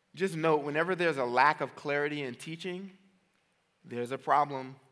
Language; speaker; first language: English; native; English